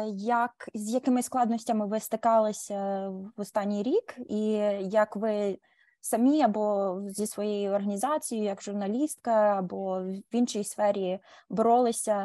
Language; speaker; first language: Ukrainian; early bilingual, heritage; Ukrainian